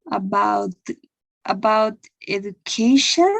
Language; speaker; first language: English; non-native, learner; Spanish